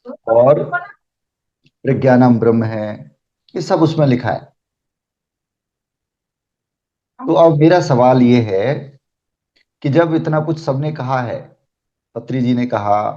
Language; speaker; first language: Hindi; native; Hindi